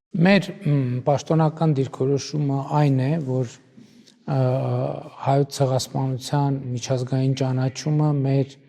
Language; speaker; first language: Armenian; native; Armenian